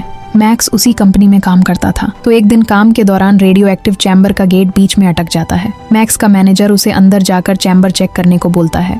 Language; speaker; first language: Hindi; native; Hindi